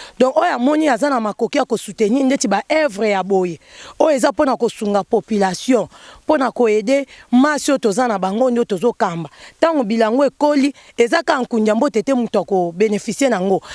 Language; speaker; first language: Lingala; non-native, local second language; Kongo